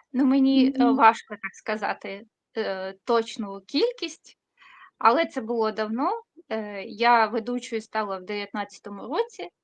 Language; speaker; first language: Ukrainian; non-native, local second language; Russian